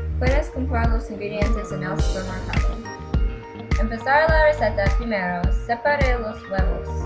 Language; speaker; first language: Spanish; non-native, learner; English